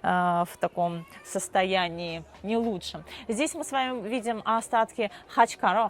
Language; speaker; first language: Russian; native; Russian